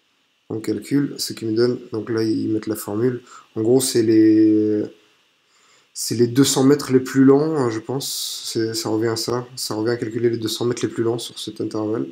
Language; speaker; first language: French; native; French